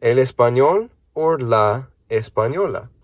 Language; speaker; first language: Spanish; non-native, fluent; English